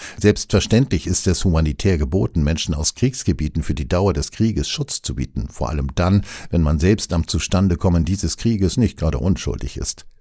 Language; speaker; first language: German; native; German